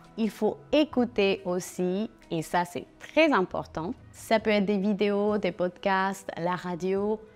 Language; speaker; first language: French; non-native, fluent; Spanish